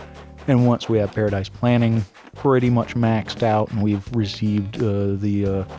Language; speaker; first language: English; native; English